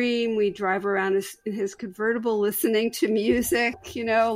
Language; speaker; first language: English; native; English